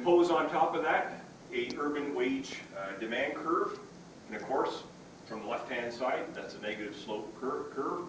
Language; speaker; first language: English; native; English